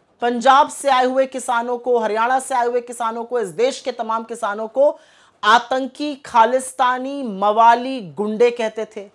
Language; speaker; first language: Hindi; native; Hindi